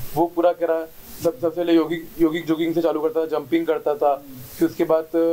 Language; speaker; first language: Hindi; native; Hindi